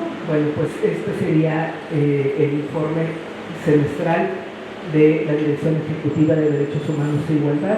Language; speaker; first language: Spanish; native; Spanish